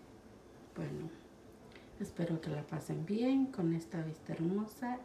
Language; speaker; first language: Spanish; native; Spanish